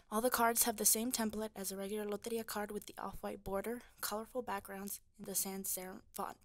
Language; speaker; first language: English; early bilingual, other home language; Spanish